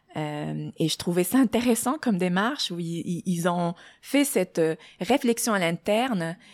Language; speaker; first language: French; non-native, local second language; Arabic